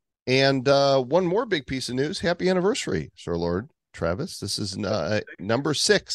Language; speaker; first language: English; native; English